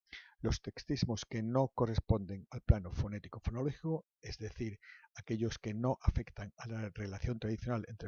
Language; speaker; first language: Spanish; native; Spanish